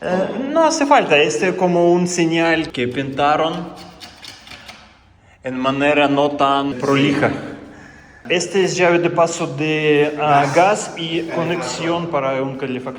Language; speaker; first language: Spanish; non-native, fluent; Russian